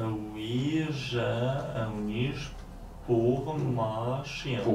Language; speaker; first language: French; non-native, learner; Polish